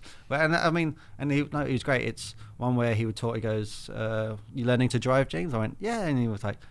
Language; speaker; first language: English; native; English